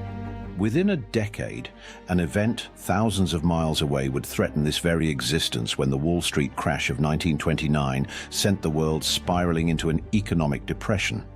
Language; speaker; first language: English; native; English